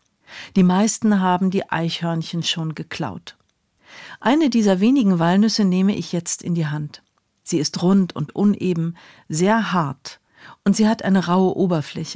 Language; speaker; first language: German; native; German